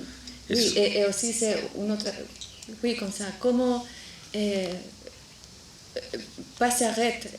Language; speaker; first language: French; non-native, learner; Spanish